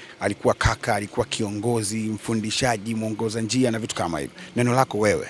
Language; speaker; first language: Swahili; native; Swahili